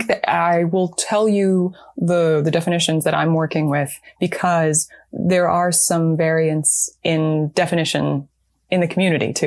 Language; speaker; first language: English; native; English